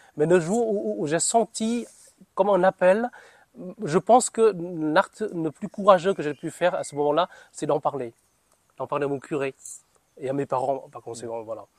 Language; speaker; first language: French; non-native, fluent; Vietnamese